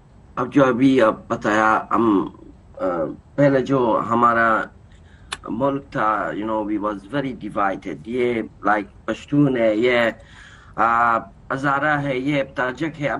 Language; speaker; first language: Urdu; non-native, learner; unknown